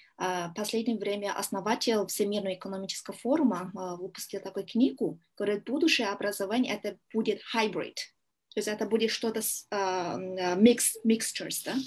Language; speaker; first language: Russian; non-native, learner; Kyrgyz